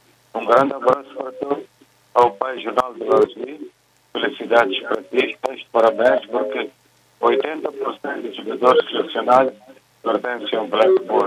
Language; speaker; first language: Portuguese; non-native, local second language; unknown